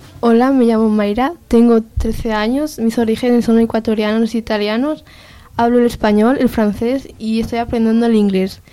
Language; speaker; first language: Spanish; early bilingual, heritage; Spanish